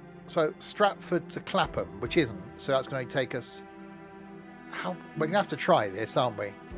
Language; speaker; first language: English; native; English